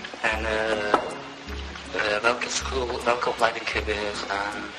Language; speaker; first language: Dutch; non-native, learner; Turkish